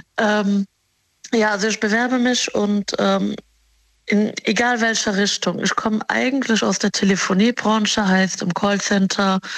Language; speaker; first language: German; early bilingual, other home language; Arabic